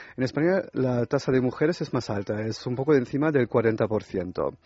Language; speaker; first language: Spanish; non-native, fluent; French